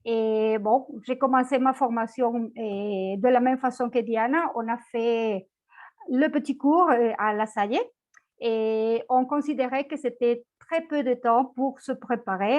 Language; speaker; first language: French; non-native, fluent; Spanish